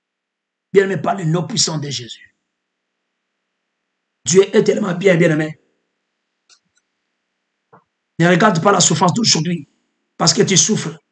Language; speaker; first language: French; non-native, local second language; Lingala